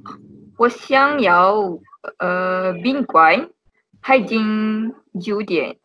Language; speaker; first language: Chinese; non-native, learner; Malay